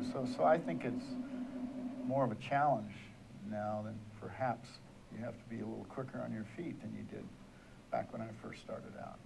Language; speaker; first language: English; native; English